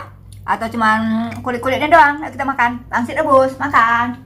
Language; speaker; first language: Indonesian; native; Indonesian